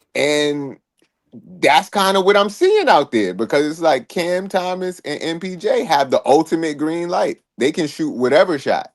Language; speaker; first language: English; native; English